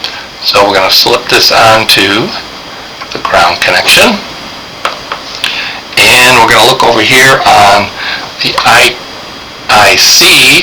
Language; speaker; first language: English; native; English